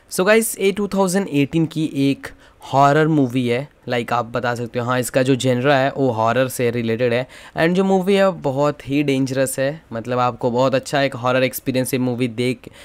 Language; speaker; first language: Hindi; native; Hindi